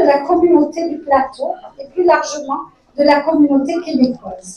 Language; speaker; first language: French; native; French